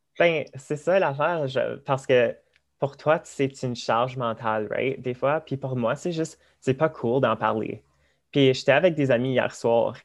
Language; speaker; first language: French; non-native, local second language; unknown